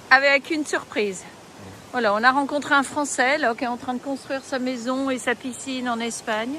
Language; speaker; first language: French; native; French